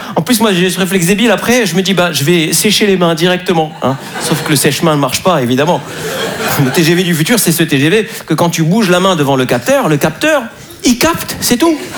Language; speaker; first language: French; native; French